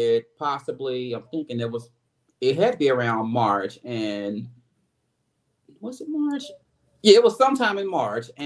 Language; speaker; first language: English; native; English